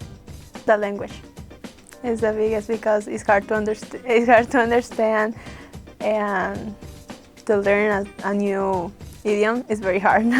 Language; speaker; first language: English; non-native, local second language; Spanish